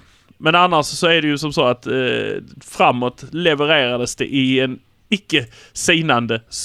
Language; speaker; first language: Swedish; native; Swedish